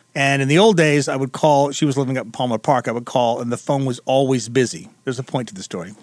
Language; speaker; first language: English; native; English